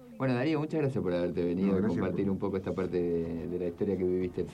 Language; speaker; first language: Spanish; native; Spanish